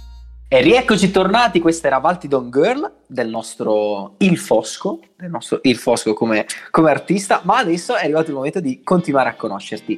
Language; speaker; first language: Italian; native; Italian